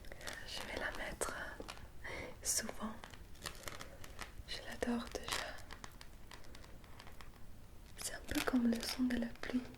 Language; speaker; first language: French; non-native, fluent; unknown